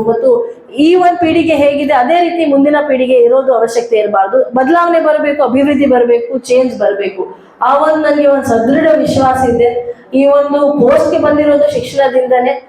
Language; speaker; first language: Kannada; non-native, local second language; Urdu